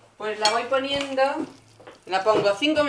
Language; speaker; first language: Spanish; native; Spanish